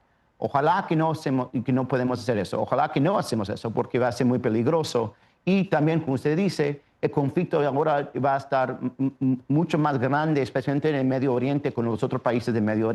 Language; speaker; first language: Spanish; early bilingual, heritage; Spanish